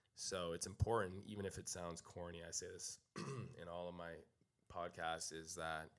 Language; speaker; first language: English; native; English